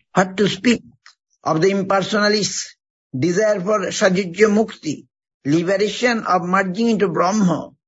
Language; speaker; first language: English; non-native, local second language; Bangla